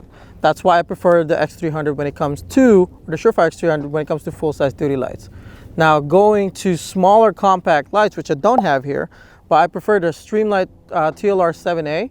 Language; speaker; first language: English; native; English